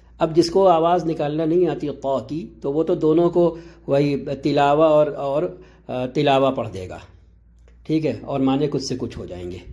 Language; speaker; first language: Urdu; native; Urdu